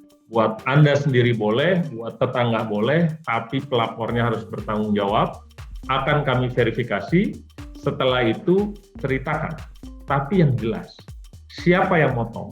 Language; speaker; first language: Indonesian; native; Indonesian